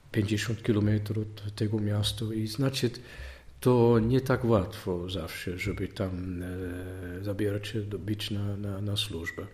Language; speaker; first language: Polish; non-native, learner; Dutch